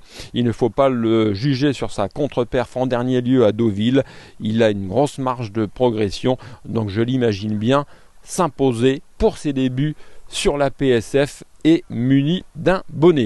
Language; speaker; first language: French; native; French